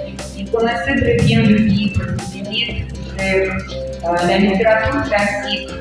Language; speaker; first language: French; non-native, fluent; Russian